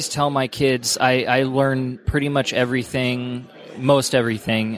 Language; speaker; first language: English; native; English